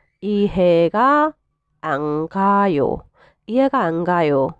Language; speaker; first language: Korean; non-native, fluent; Burmese